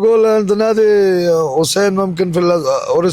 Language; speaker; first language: Arabic; non-native, learner; Punjabi